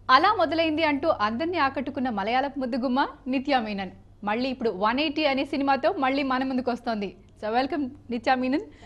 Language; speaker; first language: Telugu; native; Telugu